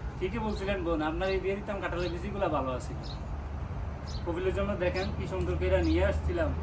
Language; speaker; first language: Bangla; native; Bangla